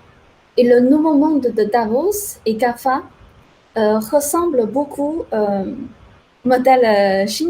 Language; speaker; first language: French; non-native, fluent; Chinese